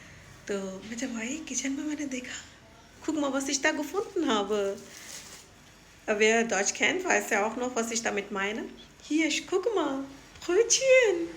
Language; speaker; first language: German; non-native, fluent; Urdu